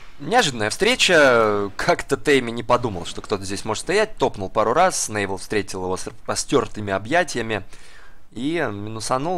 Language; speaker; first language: Russian; native; Russian